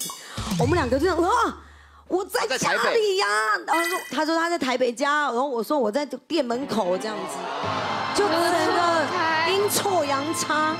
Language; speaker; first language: Chinese; native; Chinese